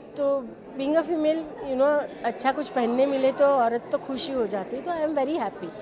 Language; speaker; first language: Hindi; non-native, local second language; Gujarati